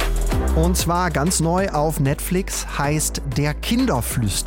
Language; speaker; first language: German; native; German